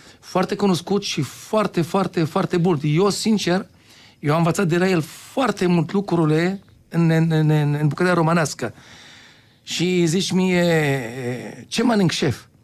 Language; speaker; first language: Romanian; non-native, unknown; Hebrew